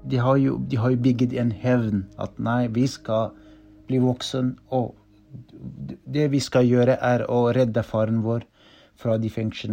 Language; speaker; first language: Norwegian; non-native, fluent; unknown